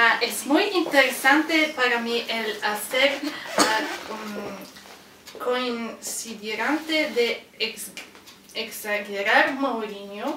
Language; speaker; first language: Spanish; non-native, learner; Bulgarian